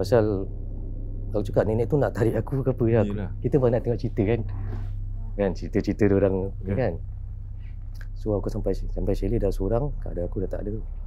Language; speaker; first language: Malay; native; Malay